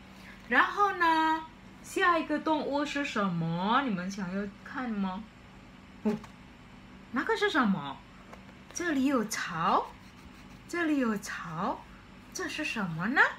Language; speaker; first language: Chinese; non-native, fluent; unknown